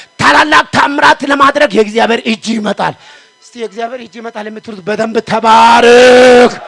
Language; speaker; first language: Amharic; non-native, local second language; Wolaytta